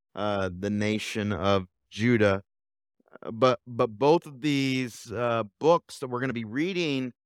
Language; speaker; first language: English; native; English